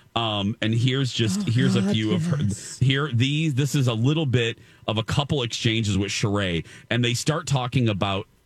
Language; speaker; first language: English; native; English